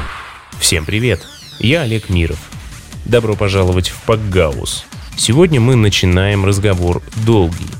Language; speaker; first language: Russian; native; Russian